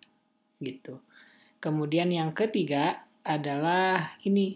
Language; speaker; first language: Indonesian; native; Indonesian